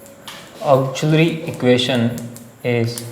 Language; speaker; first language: Hindi; native; Hindi